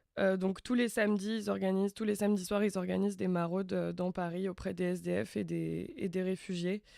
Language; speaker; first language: French; native; French